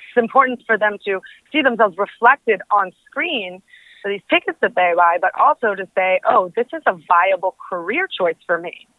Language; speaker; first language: English; early bilingual, other home language; Spanish